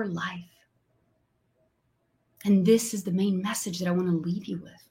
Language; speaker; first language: English; non-native, fluent; Portuguese